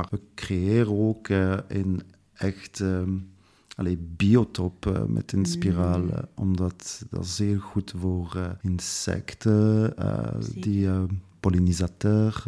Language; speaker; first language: Dutch; non-native, local second language; French